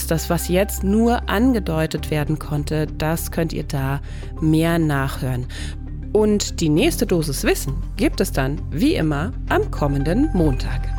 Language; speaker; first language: German; native; German